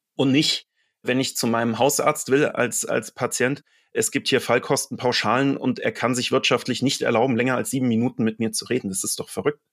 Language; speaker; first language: German; native; German